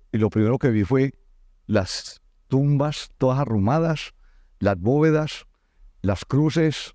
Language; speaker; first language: Spanish; native; Spanish